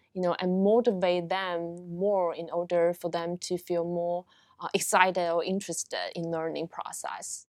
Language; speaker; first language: English; non-native, fluent; Chinese